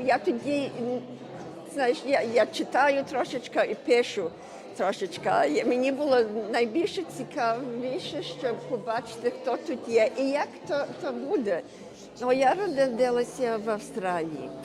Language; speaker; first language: Ukrainian; early bilingual, heritage; Ukrainian